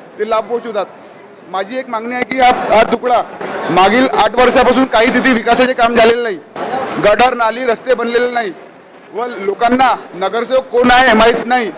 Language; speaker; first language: Marathi; native; Marathi